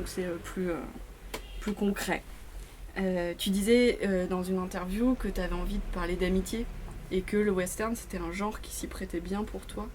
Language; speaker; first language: French; native; French